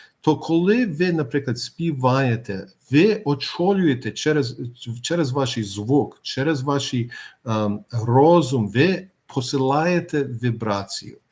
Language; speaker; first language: Ukrainian; early bilingual, heritage; Ukrainian